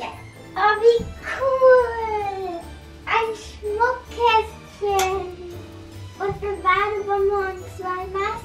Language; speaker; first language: German; native; German